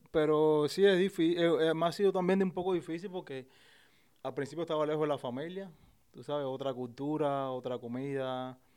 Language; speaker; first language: Spanish; native; Spanish